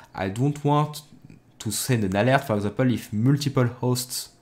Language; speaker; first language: English; non-native, fluent; French